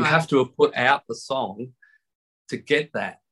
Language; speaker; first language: English; native; English